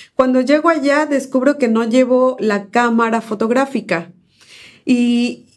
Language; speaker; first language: Spanish; native; Spanish